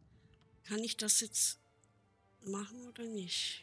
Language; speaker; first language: German; native; German